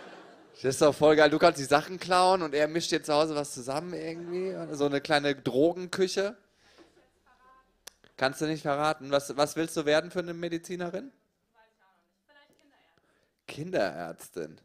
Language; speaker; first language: German; native; German